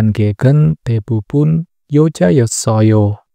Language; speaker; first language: Korean; non-native, learner; Indonesian